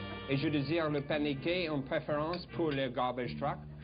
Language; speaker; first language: French; non-native, learner; English